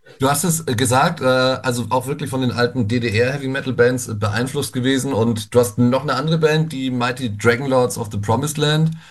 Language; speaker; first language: German; native; German